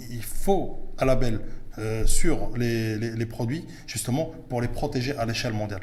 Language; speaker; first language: French; early bilingual, other home language; Arabic